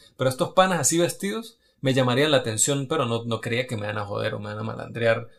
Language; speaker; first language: Spanish; native; Spanish